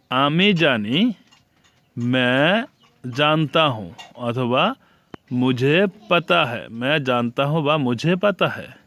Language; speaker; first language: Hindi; non-native, learner; Bangla